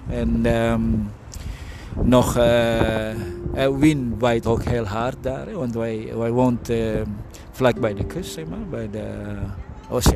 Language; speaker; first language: Dutch; non-native, fluent; Indonesian